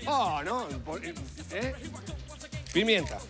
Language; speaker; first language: Spanish; native; Spanish